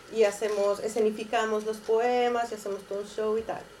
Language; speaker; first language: Spanish; native; Spanish